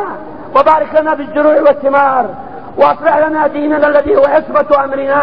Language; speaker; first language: Arabic; native; Arabic